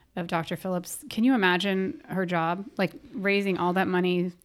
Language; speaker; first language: English; native; English